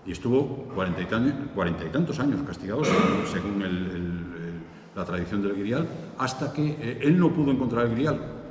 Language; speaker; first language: Spanish; native; Spanish